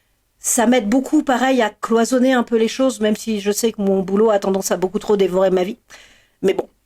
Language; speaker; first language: French; native; French